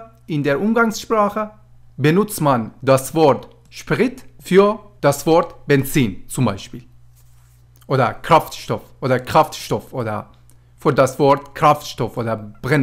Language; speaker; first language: German; non-native, fluent; Persian